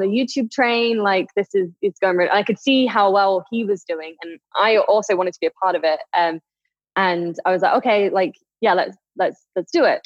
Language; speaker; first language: English; native; English